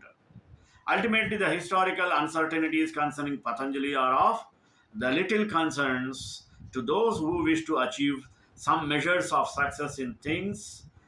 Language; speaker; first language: English; non-native, local second language; Telugu